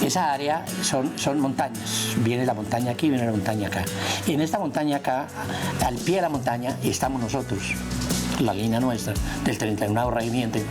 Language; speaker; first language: Spanish; native; Spanish